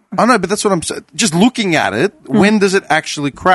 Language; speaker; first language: English; early bilingual, other home language; Greek